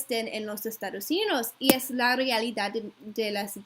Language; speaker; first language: Spanish; non-native, learner; English